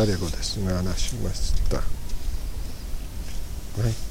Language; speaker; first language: Japanese; non-native, learner; Italian